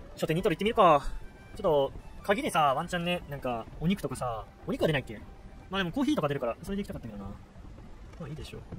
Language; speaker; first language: Japanese; native; Japanese